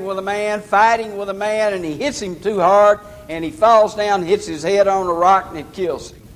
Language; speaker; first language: English; native; English